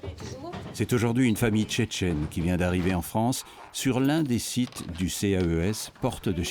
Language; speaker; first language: French; native; French